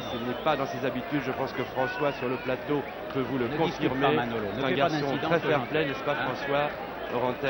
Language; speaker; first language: French; native; French